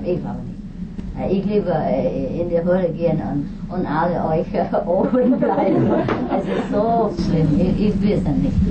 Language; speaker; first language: German; non-native, learner; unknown